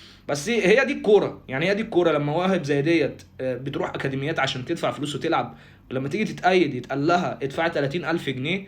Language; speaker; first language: Arabic; native; Arabic